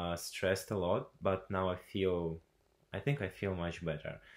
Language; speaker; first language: English; non-native, fluent; Russian